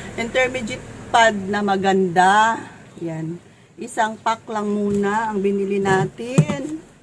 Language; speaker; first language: Filipino; native; Filipino